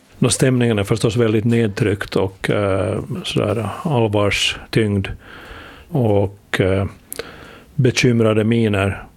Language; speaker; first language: Swedish; native; Swedish